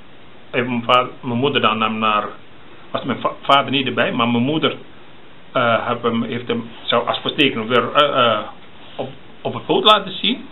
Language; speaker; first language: Dutch; early bilingual, other home language; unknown